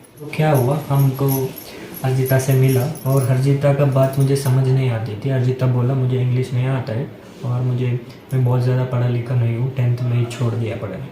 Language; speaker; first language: Hindi; non-native, local second language; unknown